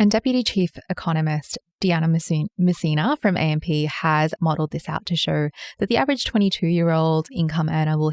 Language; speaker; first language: English; native; English